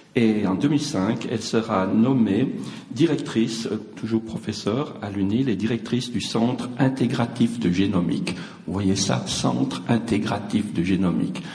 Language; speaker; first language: French; native; French